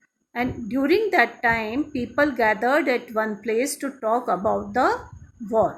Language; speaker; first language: English; non-native, local second language; Hindi